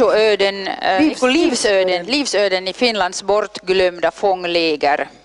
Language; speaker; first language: Swedish; non-native, local second language; Finnish